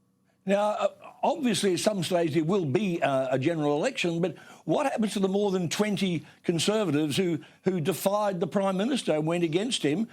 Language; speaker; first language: English; native; English